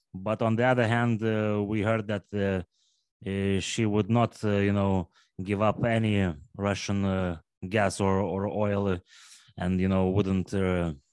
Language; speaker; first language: English; non-native, fluent; Lithuanian